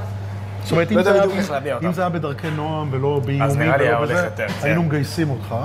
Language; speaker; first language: Hebrew; native; Hebrew